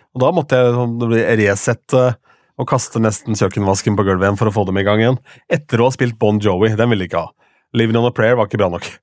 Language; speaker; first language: Norwegian; native; Norwegian